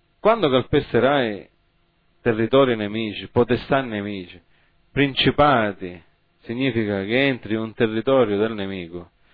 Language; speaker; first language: Italian; early bilingual, heritage; Italian